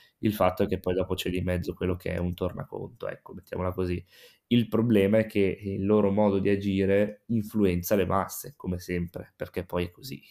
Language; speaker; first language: Italian; native; Italian